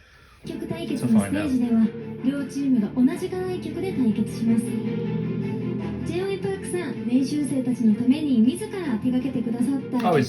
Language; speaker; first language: Japanese; native; Japanese